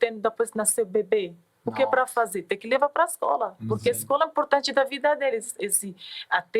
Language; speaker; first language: Portuguese; non-native, learner; Arabic